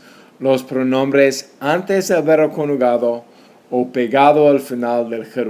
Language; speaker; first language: Spanish; non-native, fluent; English